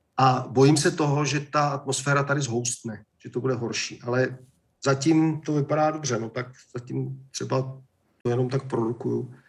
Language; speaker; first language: Czech; native; Czech